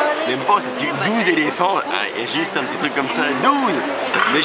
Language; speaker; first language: French; native; French